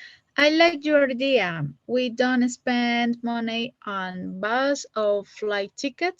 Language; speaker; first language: English; non-native, learner; Spanish